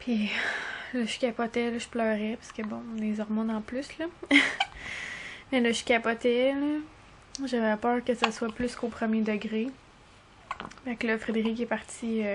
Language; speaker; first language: French; native; French